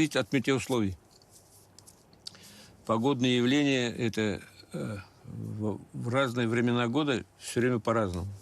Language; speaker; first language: Russian; non-native, fluent; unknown